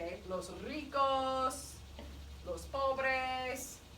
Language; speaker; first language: Spanish; non-native, fluent; English